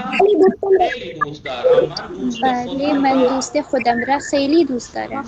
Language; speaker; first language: Persian; non-native, learner; Urdu